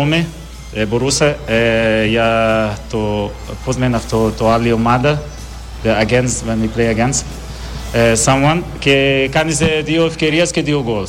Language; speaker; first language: Greek; non-native, learner; Portuguese